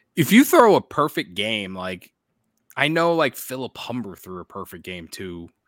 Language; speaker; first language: English; native; English